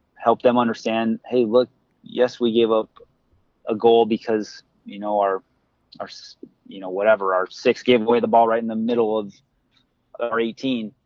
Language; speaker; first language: English; native; English